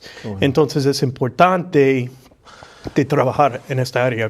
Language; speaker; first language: Spanish; non-native, fluent; English